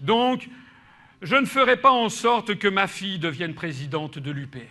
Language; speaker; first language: French; native; French